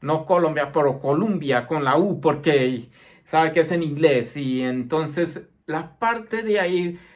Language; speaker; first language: Spanish; early bilingual, heritage; Spanish